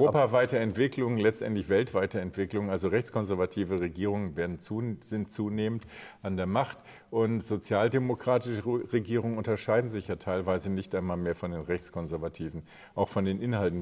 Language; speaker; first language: German; native; German